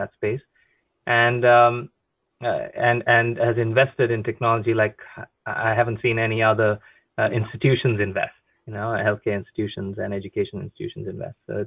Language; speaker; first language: English; non-native, local second language; Konkani